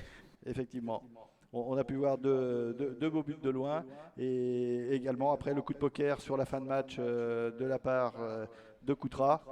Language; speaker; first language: French; native; French